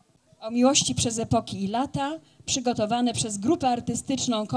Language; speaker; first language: Polish; native; Polish